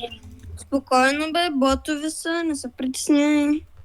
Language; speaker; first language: Bulgarian; native; Bulgarian